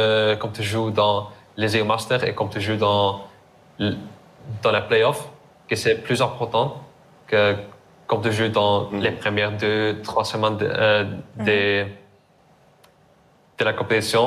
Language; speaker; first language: French; non-native, learner; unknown